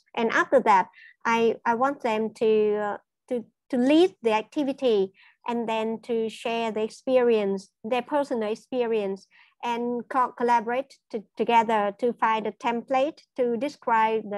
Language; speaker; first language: English; non-native, fluent; Vietnamese